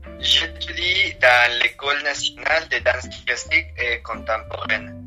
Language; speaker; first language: French; non-native, learner; Spanish